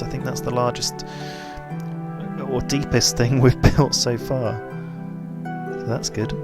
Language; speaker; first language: English; native; English